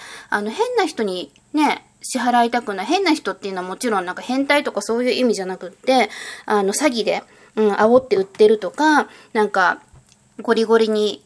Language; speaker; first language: Japanese; native; Japanese